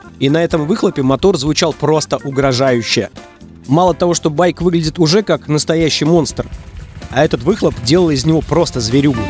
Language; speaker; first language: Russian; native; Russian